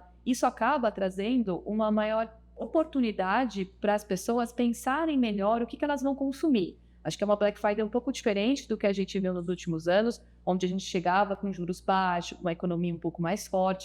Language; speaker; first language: Portuguese; native; Portuguese